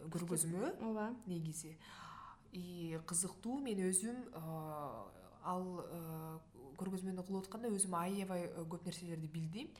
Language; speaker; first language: Kyrgyz; non-native, local second language; Russian